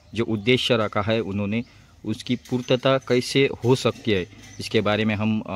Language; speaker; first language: Hindi; non-native, local second language; Marathi